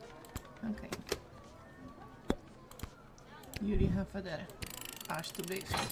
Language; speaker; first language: Dutch; non-native, learner; Polish